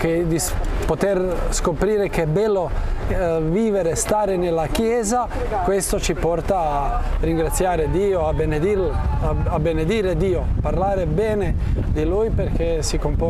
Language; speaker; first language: Italian; non-native, fluent; Croatian